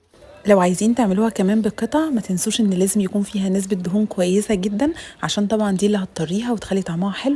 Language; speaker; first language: Arabic; native; Arabic